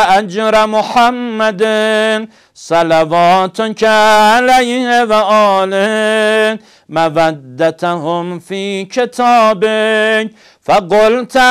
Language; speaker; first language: Arabic; non-native, fluent; Persian